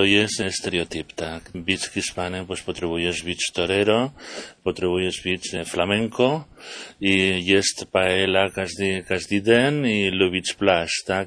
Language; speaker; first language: Polish; non-native, learner; Spanish